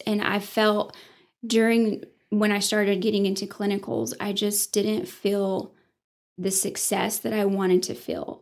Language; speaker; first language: English; native; English